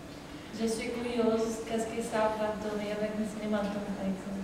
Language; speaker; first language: French; non-native, fluent; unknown